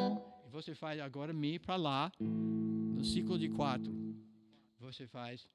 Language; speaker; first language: Portuguese; non-native, fluent; English